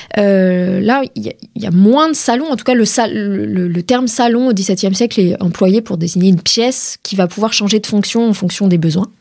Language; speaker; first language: French; native; French